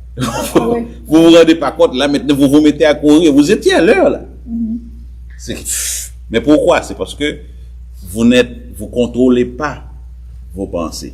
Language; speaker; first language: French; native; French